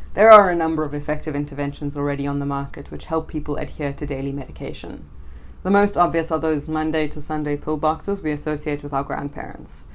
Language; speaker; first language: English; native; English